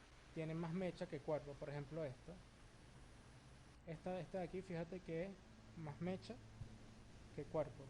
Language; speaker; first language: Spanish; native; Spanish